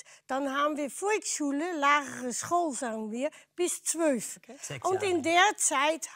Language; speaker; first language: German; non-native, fluent; Dutch